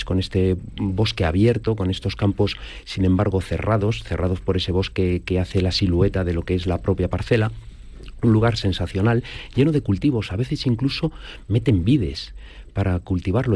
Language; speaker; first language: Spanish; native; Spanish